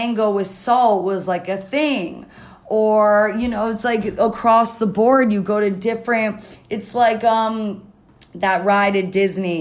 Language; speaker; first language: English; native; English